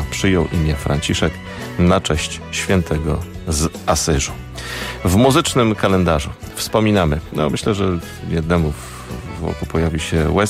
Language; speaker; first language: Polish; native; Polish